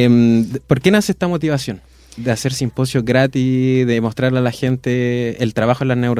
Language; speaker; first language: Spanish; native; Spanish